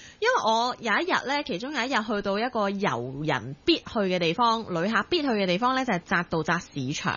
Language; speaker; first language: Cantonese; native; Cantonese